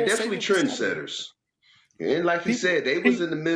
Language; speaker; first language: English; native; English